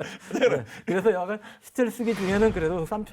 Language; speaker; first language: Korean; native; Korean